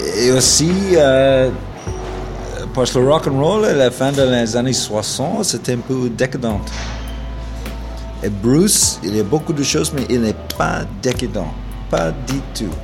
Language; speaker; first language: French; non-native, learner; English